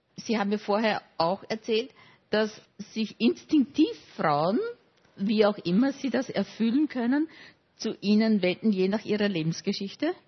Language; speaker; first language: German; native; German